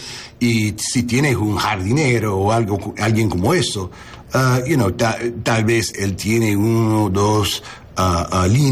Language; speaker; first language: Spanish; non-native, learner; English